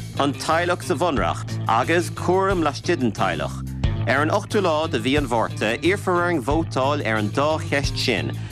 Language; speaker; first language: Irish; native; Irish